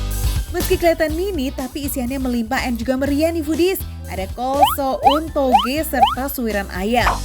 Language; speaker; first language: Indonesian; native; Indonesian